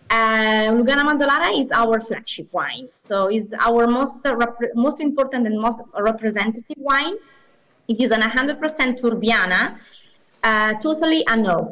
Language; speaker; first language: English; non-native, fluent; Italian